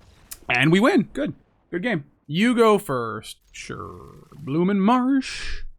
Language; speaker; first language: English; native; English